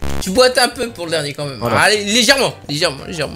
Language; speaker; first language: French; native; French